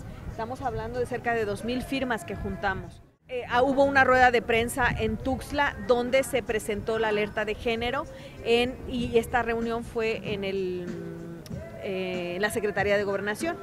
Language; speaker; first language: Spanish; native; Spanish